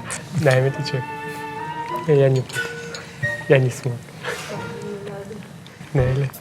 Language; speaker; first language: Russian; non-native, learner; Turkmen